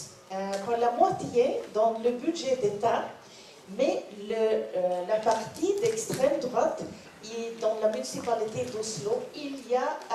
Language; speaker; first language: French; non-native, learner; Norwegian